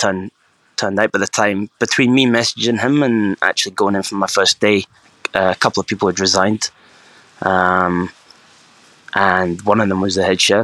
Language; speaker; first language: English; native; English